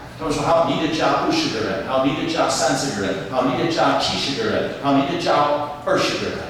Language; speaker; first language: Chinese; non-native, fluent; English